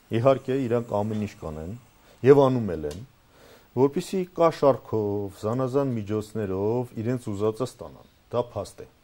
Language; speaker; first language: Armenian; native; Armenian